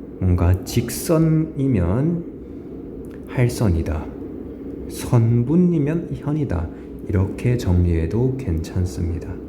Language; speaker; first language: Korean; native; Korean